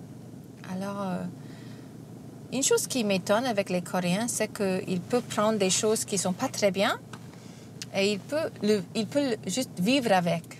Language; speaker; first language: French; non-native, fluent; English